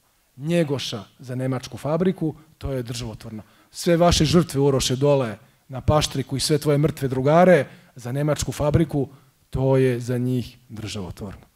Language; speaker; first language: Croatian; native; Croatian